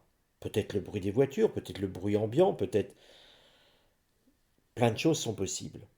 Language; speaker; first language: French; native; French